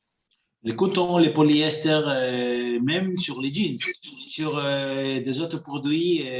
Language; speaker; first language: French; non-native, fluent; Spanish